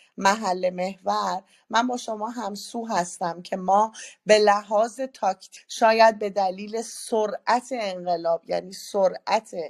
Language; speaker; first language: Persian; native; Persian